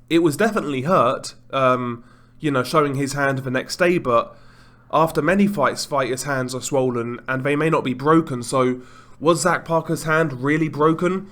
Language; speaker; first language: English; native; English